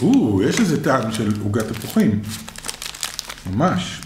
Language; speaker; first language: Hebrew; native; Hebrew